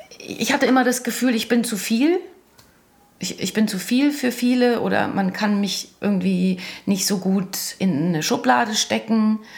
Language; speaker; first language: German; early bilingual, other home language; Croatian